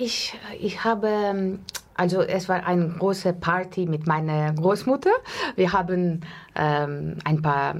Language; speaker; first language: German; non-native, learner; Russian